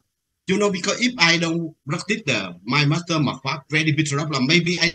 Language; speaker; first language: English; non-native, learner; Vietnamese